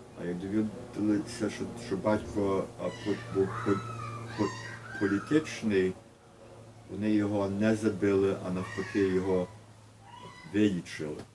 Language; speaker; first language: Ukrainian; early bilingual, heritage; Ukrainian